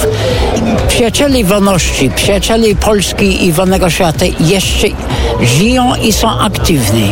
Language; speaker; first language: Polish; non-native, fluent; English